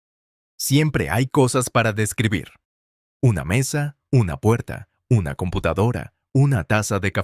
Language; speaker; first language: Spanish; non-native, fluent; English